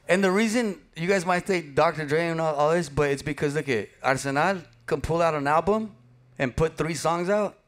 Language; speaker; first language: English; early bilingual, other home language; Spanish